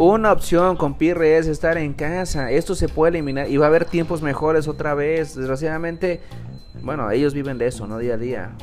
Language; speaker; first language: Spanish; native; Spanish